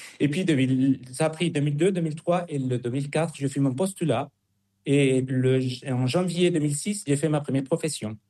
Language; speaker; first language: French; non-native, fluent; Spanish